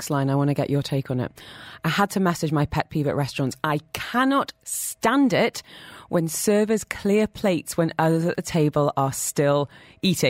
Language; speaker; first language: English; native; English